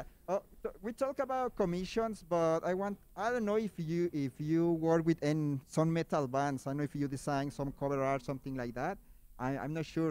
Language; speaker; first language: English; non-native, fluent; Spanish